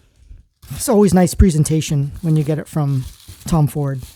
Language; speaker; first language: English; native; English